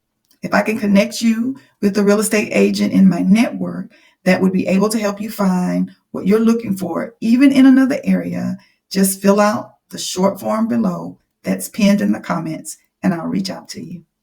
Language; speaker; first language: English; native; English